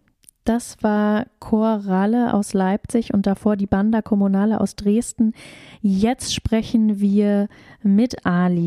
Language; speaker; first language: German; native; German